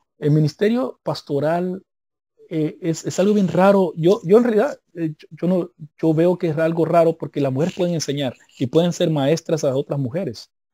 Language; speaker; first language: Spanish; native; Spanish